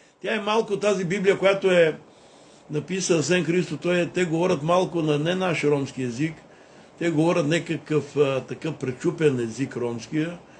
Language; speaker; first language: Bulgarian; non-native, local second language; Romany